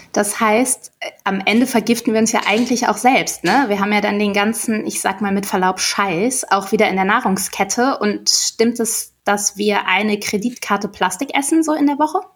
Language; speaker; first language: German; native; German